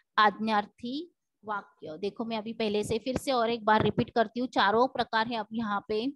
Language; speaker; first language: Hindi; non-native, local second language; Marathi